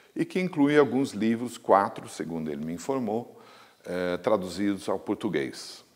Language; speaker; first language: Portuguese; native; Portuguese